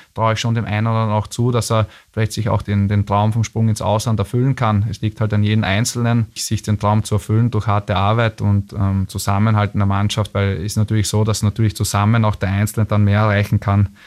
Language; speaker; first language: German; native; German